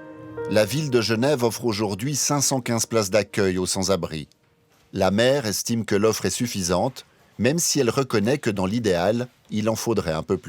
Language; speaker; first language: French; native; French